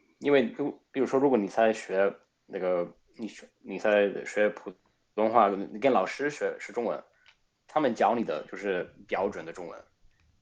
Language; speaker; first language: Chinese; non-native, fluent; Spanish